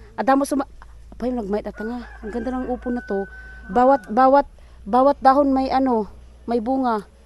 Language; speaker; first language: Filipino; native; Filipino